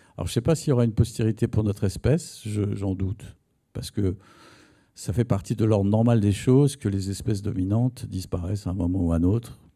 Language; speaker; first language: French; native; French